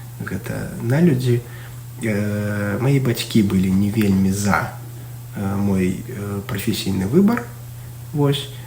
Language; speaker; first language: Belarusian; non-native, local second language; Russian